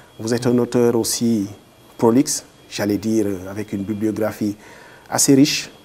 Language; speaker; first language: French; non-native, local second language; Wolof